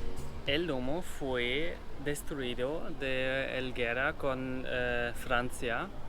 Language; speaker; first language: Spanish; non-native, learner; German